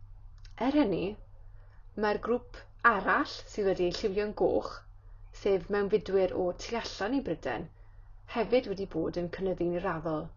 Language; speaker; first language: Welsh; native; Welsh